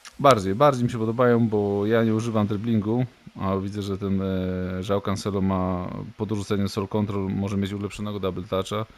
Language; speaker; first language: Polish; native; Polish